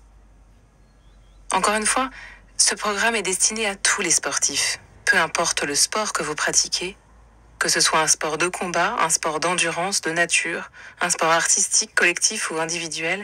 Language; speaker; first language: French; native; French